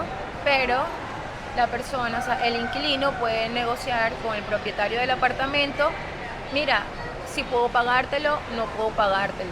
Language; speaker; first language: Spanish; native; Spanish